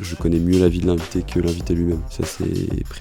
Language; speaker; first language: French; native; French